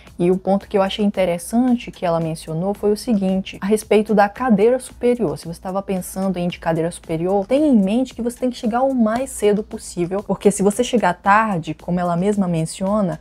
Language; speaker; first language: Portuguese; native; Portuguese